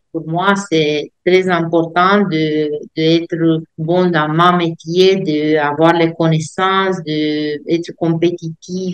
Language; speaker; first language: French; non-native, fluent; Romanian